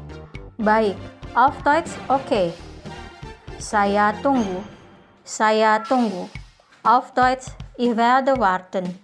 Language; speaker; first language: German; non-native, fluent; Indonesian